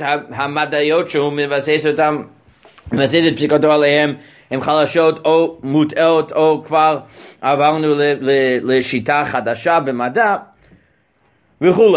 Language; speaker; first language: Hebrew; non-native, fluent; English